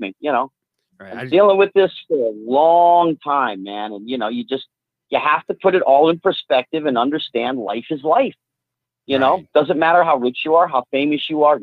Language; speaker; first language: English; native; English